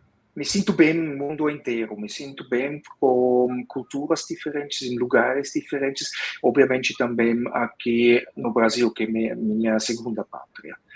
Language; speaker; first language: Portuguese; non-native, fluent; Swiss German